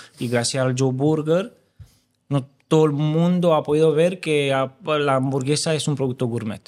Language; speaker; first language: Spanish; non-native, fluent; Romanian